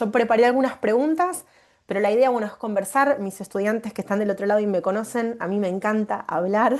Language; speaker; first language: Spanish; native; Spanish